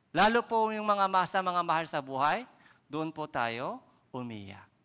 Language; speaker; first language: Filipino; non-native, fluent; Korean